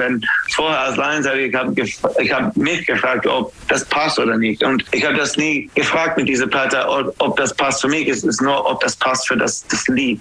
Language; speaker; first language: German; non-native, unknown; English